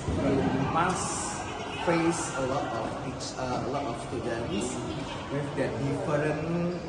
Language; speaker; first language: English; non-native, learner; Indonesian